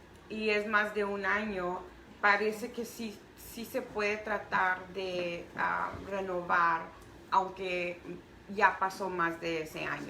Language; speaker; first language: Spanish; early bilingual, heritage; Spanish